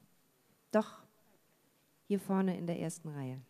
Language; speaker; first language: German; native; German